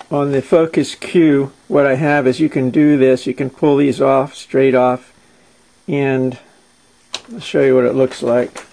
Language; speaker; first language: English; native; English